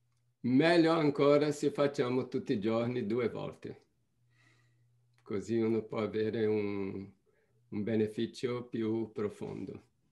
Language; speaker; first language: Italian; non-native, fluent; Portuguese